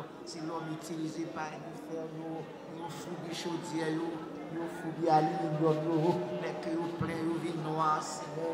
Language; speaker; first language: French; non-native, local second language; Haitian Creole